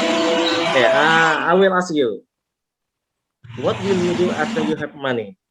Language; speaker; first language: English; non-native, local second language; Indonesian